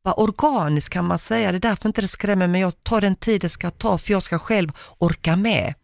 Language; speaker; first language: Swedish; early bilingual, other home language; Croatian